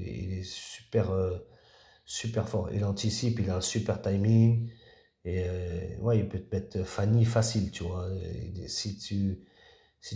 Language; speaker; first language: French; native; French